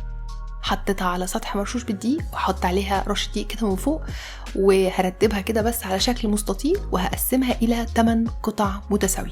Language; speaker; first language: Arabic; native; Arabic